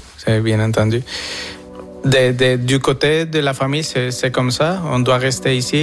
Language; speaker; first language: French; non-native, fluent; Spanish